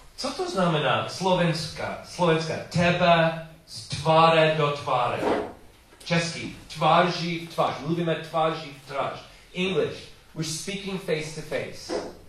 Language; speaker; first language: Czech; non-native, learner; English